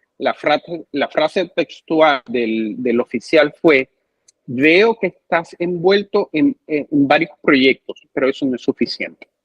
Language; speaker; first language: Spanish; native; Spanish